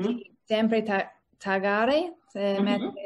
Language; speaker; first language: Italian; non-native, learner; English